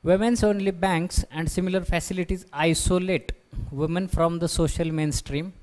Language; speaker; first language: English; non-native, local second language; Marathi